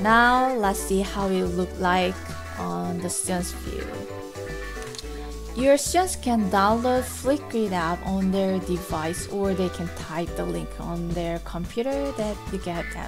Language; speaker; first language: English; non-native, fluent; Korean